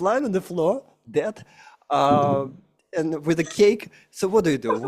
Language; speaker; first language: English; non-native, fluent; Russian